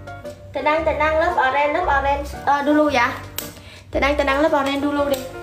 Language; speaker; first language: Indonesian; non-native, learner; Vietnamese